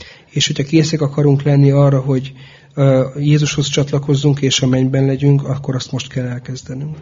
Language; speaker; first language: Hungarian; native; Hungarian